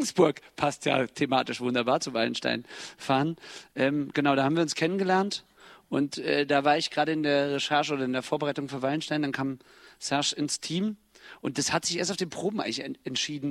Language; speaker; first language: German; native; German